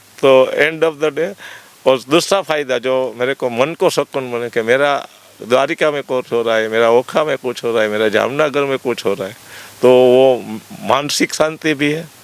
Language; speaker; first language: Hindi; non-native, local second language; Gujarati